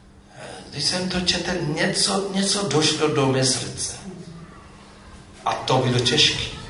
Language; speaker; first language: Czech; non-native, fluent; Amharic